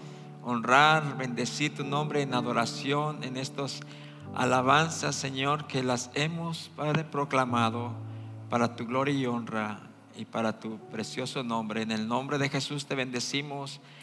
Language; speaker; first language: Spanish; native; Spanish